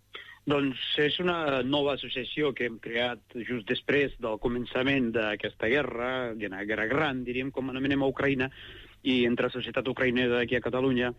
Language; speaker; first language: Catalan; non-native, fluent; Ukrainian